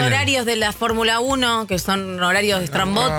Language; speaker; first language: Spanish; native; Spanish